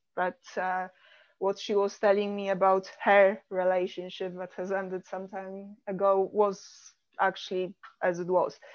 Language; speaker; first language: English; non-native, fluent; Polish